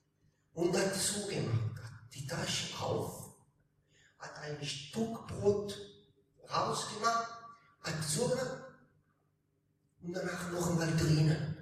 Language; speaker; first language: German; non-native, learner; Italian